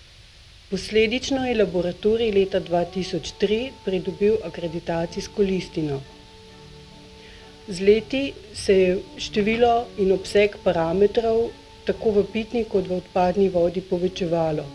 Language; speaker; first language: Slovenian; native; Slovenian